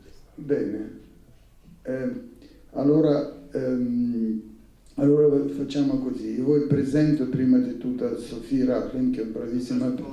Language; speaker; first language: Italian; non-native, learner; Russian